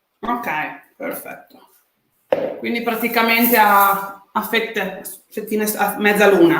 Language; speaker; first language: Italian; native; Italian